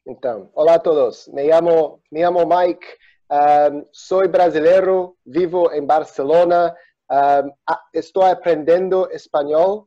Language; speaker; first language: Spanish; non-native, learner; Portuguese